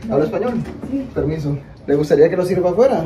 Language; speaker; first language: Spanish; native; Spanish